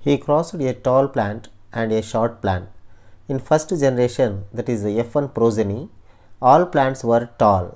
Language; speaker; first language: English; non-native, local second language; Telugu